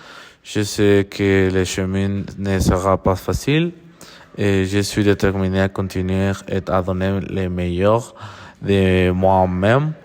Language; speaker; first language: French; non-native, learner; Spanish